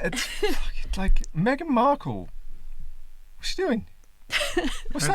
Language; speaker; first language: English; native; English